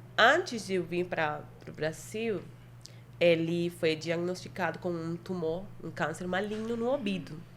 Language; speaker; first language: Portuguese; non-native, fluent; Spanish